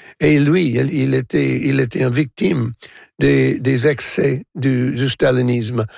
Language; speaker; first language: French; non-native, local second language; English